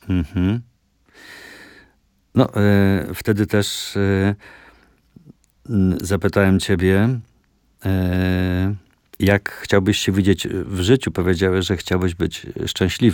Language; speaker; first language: Polish; native; Polish